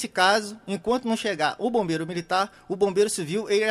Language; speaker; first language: Portuguese; native; Portuguese